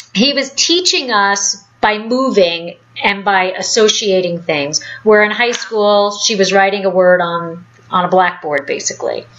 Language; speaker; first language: English; native; English